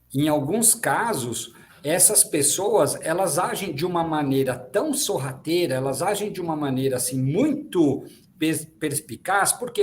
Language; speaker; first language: Portuguese; native; Portuguese